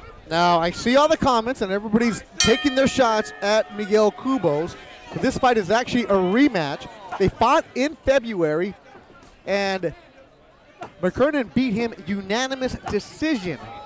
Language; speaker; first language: English; native; English